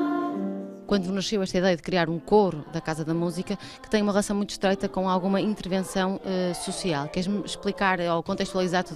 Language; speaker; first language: Portuguese; native; Portuguese